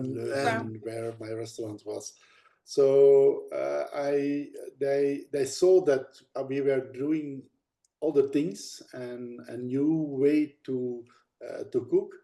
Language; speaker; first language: English; non-native, fluent; Dutch